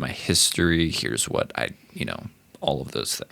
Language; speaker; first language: English; native; English